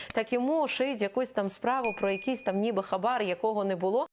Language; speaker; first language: Ukrainian; native; Ukrainian